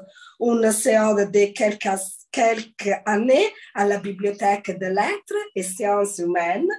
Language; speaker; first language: French; non-native, learner; Italian